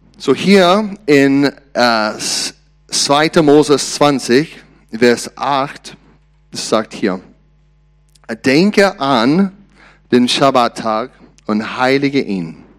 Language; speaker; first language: German; non-native, learner; English